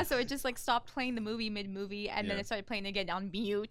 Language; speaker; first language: English; non-native, fluent; Spanish